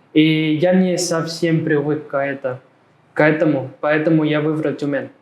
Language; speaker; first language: Russian; non-native, fluent; Spanish